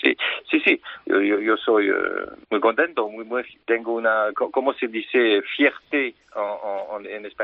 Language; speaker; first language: Spanish; early bilingual, heritage; French